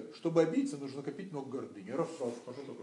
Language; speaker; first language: Russian; native; Russian